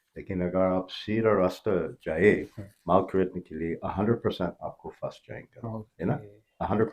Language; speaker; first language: Hindi; non-native, fluent; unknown